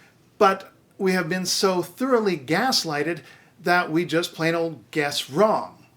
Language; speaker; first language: English; native; English